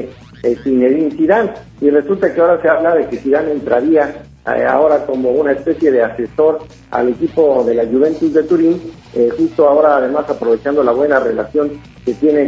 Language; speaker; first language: Spanish; native; Spanish